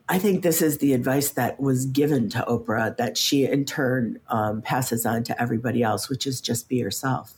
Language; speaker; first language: English; native; English